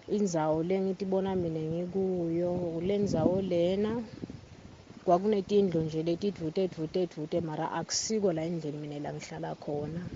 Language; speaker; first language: Zulu; non-native, local second language; Swati